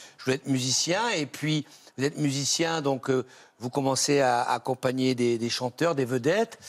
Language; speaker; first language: French; native; French